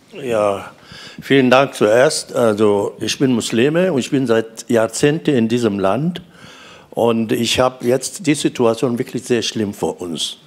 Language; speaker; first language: German; non-native, fluent; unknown